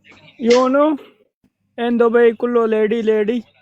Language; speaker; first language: English; non-native, learner; Hindi